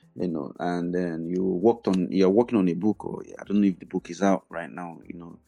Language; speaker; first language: English; non-native, local second language; Igbo